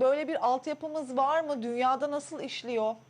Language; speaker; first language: Turkish; native; Turkish